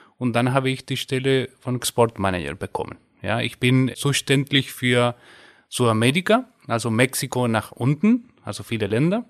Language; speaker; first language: German; non-native, fluent; Spanish